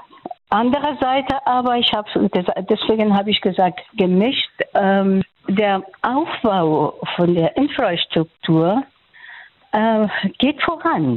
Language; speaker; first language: German; non-native, fluent; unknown